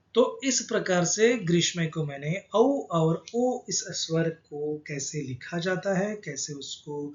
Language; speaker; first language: Hindi; non-native, local second language; Marathi